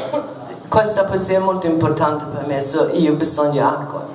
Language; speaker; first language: Italian; non-native, learner; Swedish